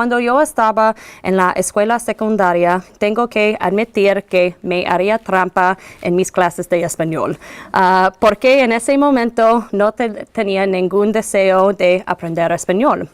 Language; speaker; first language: Spanish; non-native, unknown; English